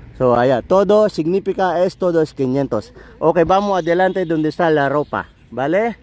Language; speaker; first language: Spanish; non-native, learner; Filipino